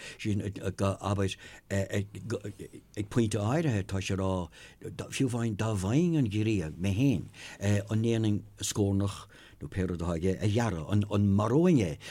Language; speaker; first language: Irish; non-native, local second language; English